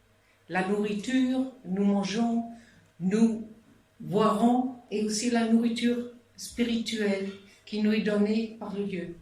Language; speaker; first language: French; non-native, fluent; German